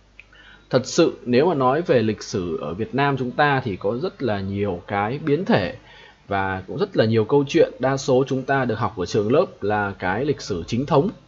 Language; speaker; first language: Vietnamese; native; Vietnamese